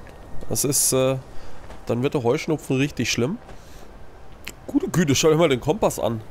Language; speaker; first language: German; native; German